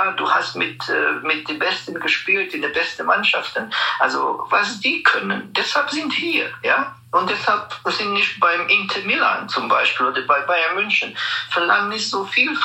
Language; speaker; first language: German; non-native, fluent; Hungarian